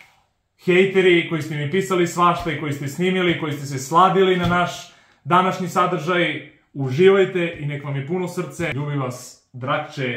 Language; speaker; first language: Serbian; native; Serbian